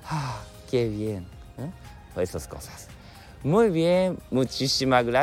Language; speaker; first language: Spanish; non-native, learner; Japanese